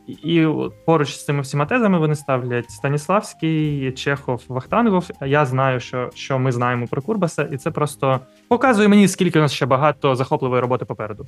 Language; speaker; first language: Ukrainian; native; Ukrainian